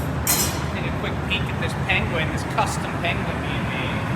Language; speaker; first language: English; native; English